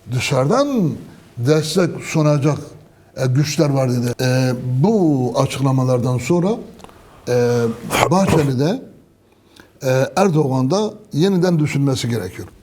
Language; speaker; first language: Turkish; non-native, local second language; Kurdish